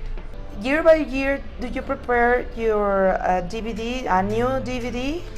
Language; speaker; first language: English; non-native, learner; Spanish